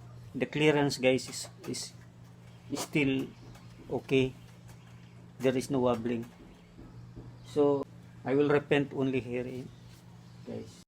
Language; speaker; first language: English; non-native, local second language; Filipino